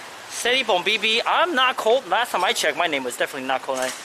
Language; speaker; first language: English; early bilingual, other home language; Chinese